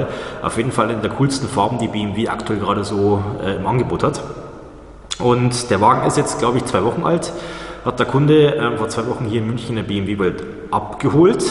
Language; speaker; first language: German; native; German